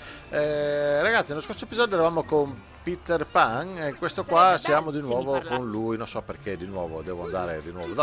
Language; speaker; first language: Italian; native; Italian